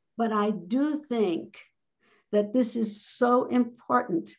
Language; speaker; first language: English; early bilingual, other home language; Spanish